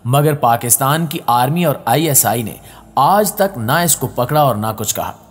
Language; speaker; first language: Urdu; native; Urdu